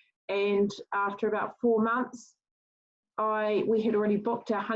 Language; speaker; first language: English; native; English